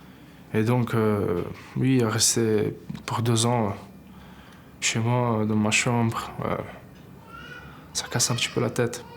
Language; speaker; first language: French; non-native, learner; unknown